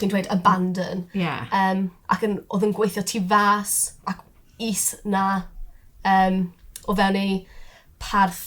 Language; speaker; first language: Welsh; non-native, local second language; English